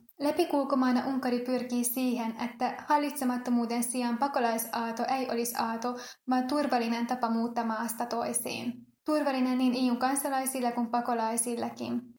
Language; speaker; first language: Finnish; non-native, fluent; Hungarian